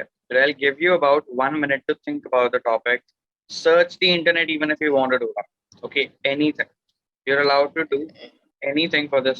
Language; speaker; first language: English; non-native, local second language; Hindi